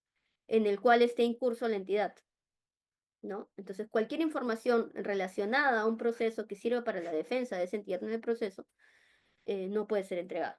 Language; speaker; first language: Spanish; native; Spanish